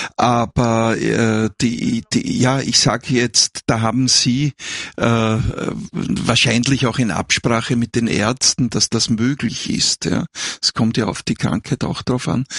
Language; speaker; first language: German; native; German